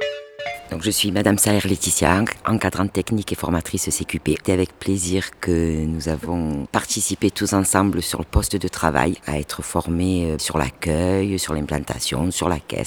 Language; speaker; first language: French; native; French